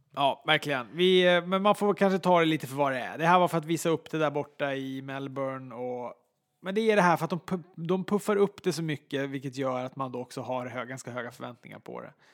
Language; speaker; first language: Swedish; native; Swedish